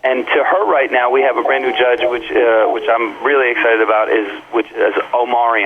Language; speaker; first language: English; native; English